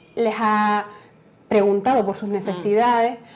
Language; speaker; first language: Spanish; native; Spanish